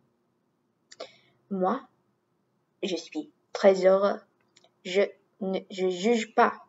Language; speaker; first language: French; non-native, learner; English